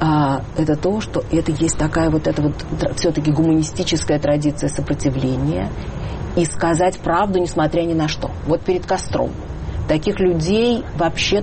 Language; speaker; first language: Russian; native; Russian